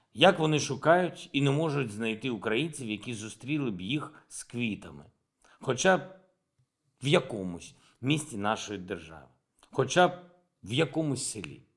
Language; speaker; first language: Ukrainian; non-native, local second language; Russian